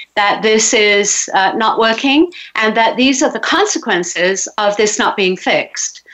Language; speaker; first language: English; native; English